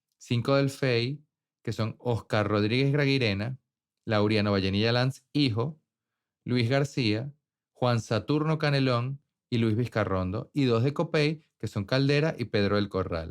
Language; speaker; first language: Spanish; native; Spanish